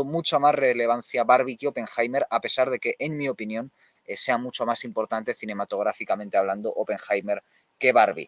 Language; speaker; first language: Spanish; native; Spanish